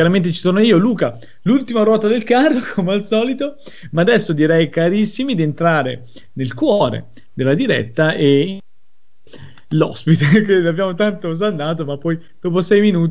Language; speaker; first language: Italian; native; Italian